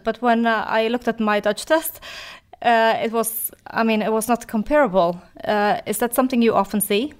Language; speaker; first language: English; non-native, fluent; Norwegian